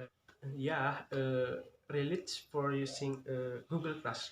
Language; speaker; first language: English; non-native, learner; Indonesian